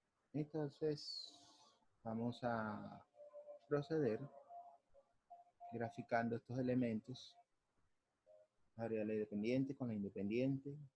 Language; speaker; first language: Spanish; native; Spanish